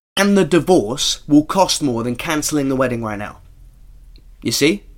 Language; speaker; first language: English; native; English